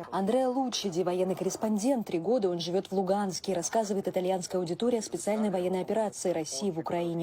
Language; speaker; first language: Russian; native; Russian